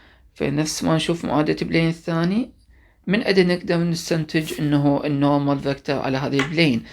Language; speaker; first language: Arabic; native; Arabic